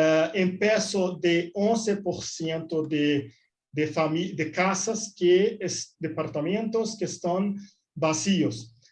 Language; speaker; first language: Spanish; non-native, fluent; Portuguese